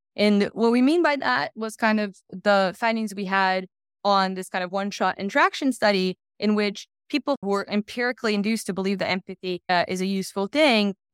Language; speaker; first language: English; non-native, fluent; Portuguese